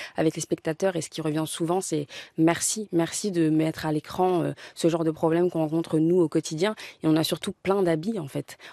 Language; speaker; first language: French; native; French